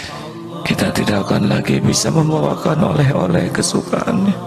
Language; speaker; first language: Indonesian; native; Indonesian